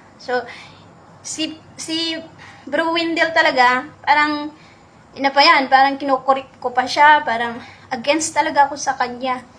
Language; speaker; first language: Filipino; non-native, local second language; Cebuano